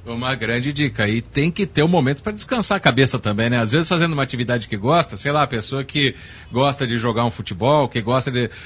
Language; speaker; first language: Portuguese; native; Portuguese